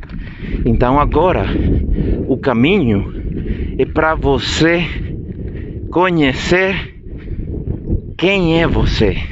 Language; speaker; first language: Portuguese; non-native, fluent; Spanish